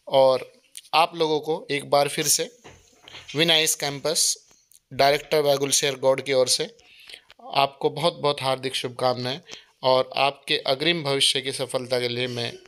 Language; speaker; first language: Hindi; native; Hindi